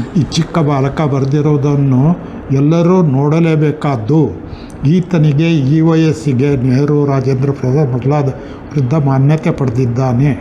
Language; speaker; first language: Kannada; native; Kannada